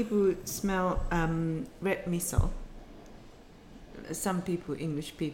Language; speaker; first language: English; non-native, fluent; Japanese